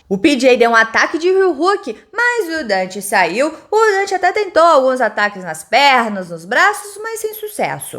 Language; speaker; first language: Portuguese; native; Portuguese